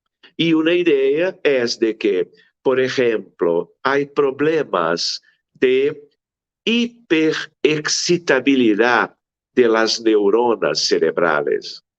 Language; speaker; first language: Spanish; non-native, fluent; Portuguese